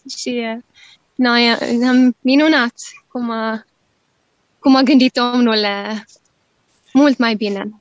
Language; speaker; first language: Romanian; non-native, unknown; Norwegian